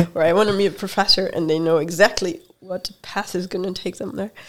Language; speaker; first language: English; non-native, fluent; Hungarian